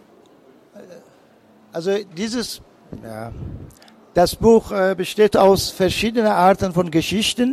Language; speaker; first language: German; non-native, fluent; Persian